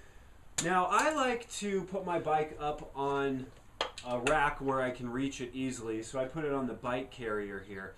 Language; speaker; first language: English; native; English